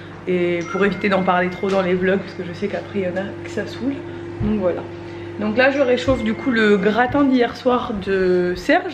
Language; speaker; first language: French; native; French